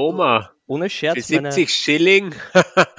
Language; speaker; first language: German; native; German